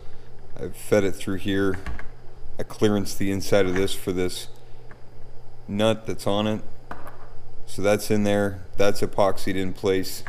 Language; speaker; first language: English; native; English